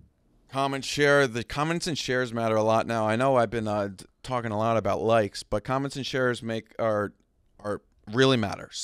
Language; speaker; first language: English; native; English